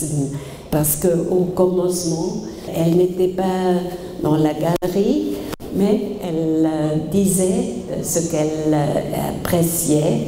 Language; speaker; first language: French; non-native, fluent; German